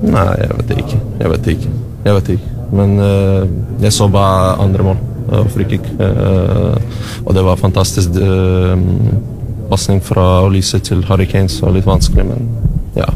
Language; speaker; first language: Norwegian; non-native, learner; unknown